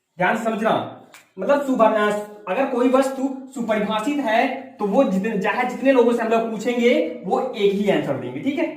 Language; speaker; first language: Hindi; native; Hindi